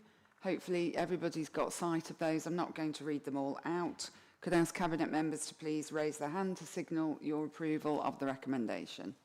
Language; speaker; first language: English; native; English